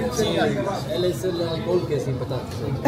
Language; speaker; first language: Spanish; non-native, learner; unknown